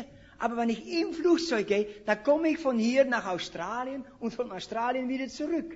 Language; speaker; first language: German; non-native, fluent; Dutch